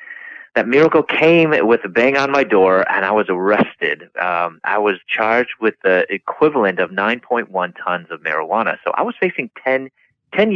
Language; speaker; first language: English; native; English